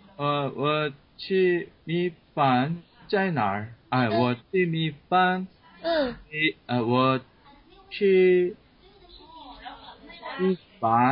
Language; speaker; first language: Chinese; non-native, learner; Korean